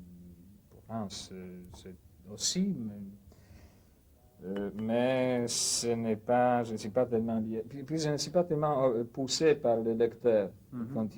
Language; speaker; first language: French; non-native, fluent; Polish